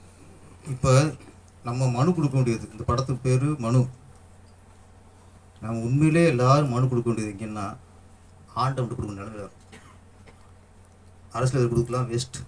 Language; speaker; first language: Tamil; native; Tamil